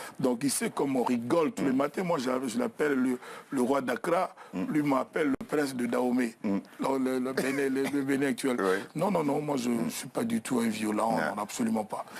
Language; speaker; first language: French; non-native, local second language; Lingala